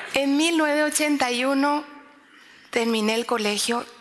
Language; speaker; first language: Spanish; native; Spanish